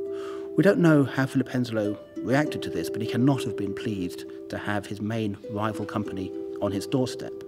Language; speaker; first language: English; native; English